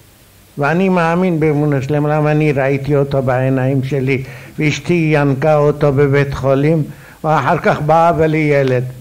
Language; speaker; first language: Hebrew; non-native, fluent; Arabic